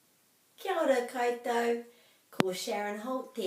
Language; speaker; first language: Māori; non-native, local second language; English